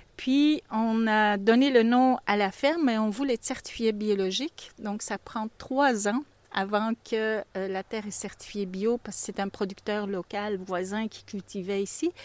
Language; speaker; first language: French; native; French